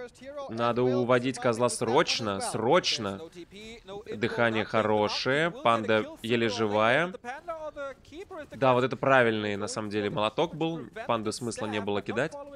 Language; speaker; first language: Russian; native; Russian